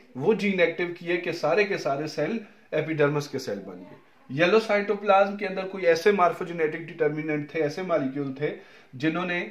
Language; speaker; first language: Urdu; non-native, local second language; Punjabi